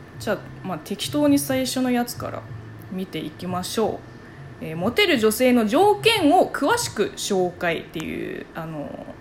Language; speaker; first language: Japanese; non-native, fluent; Chinese